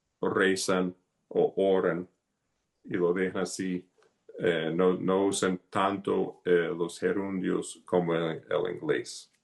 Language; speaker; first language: Spanish; non-native, fluent; English